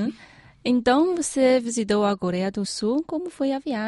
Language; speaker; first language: Portuguese; non-native, fluent; Chinese